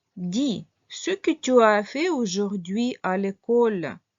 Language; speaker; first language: French; non-native, fluent; Russian